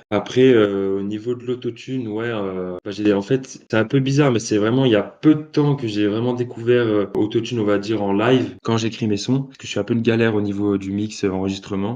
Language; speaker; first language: French; native; French